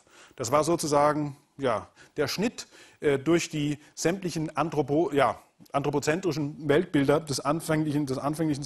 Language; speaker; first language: German; native; German